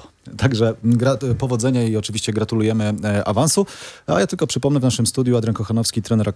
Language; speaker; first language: Polish; native; Polish